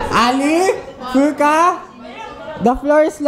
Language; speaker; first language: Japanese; early bilingual, other home language; Filipino